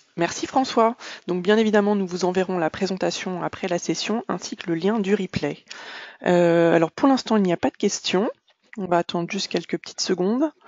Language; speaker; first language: French; native; French